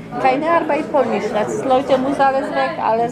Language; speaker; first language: German; non-native, learner; Polish